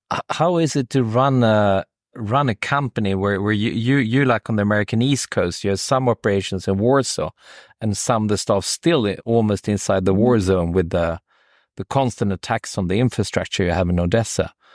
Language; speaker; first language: English; non-native, fluent; Swedish